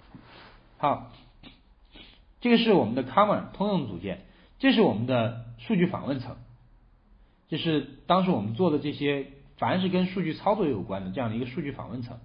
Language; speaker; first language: Chinese; native; Chinese